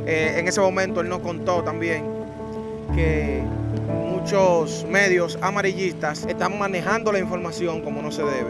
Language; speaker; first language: Spanish; native; Spanish